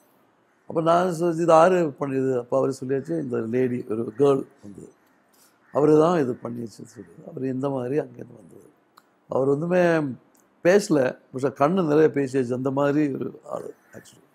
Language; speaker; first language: Tamil; non-native, learner; Malayalam